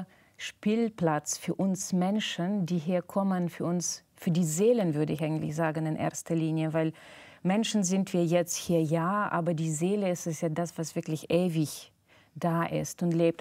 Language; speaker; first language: German; non-native, fluent; Russian